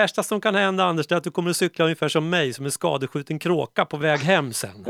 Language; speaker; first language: Swedish; native; Swedish